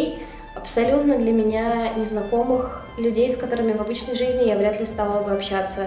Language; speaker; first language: Russian; native; Russian